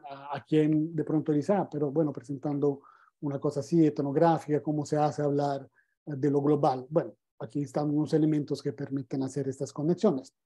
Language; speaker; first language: Spanish; non-native, fluent; Italian